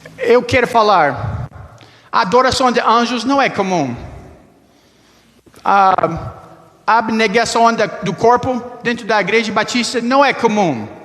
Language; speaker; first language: Portuguese; non-native, learner; English